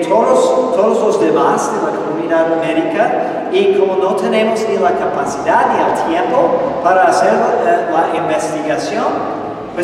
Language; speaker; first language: Spanish; non-native, fluent; English